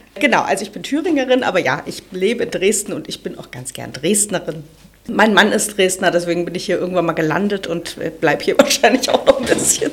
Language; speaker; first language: German; native; German